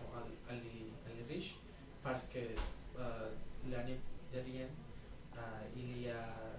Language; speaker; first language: French; non-native, learner; English